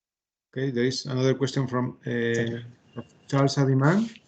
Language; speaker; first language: English; non-native, fluent; Spanish